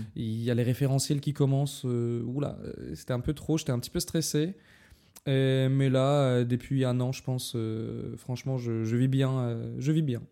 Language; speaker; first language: French; non-native, fluent; Russian